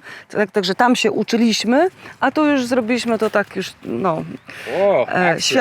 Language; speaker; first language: Polish; native; Polish